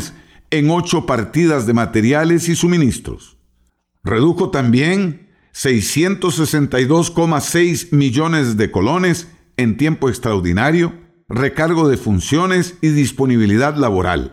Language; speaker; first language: Spanish; native; Spanish